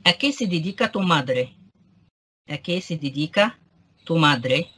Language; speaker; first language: Spanish; non-native, fluent; Arabic